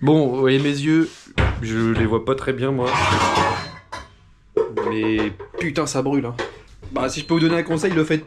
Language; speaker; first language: French; native; French